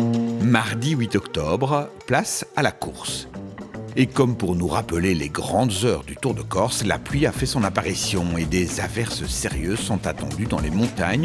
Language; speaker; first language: French; native; French